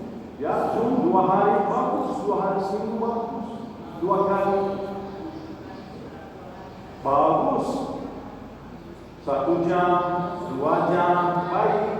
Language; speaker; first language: Indonesian; non-native, learner; Arabic